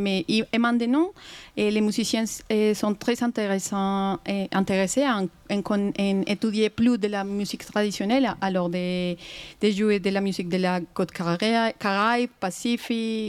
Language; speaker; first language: French; non-native, fluent; Spanish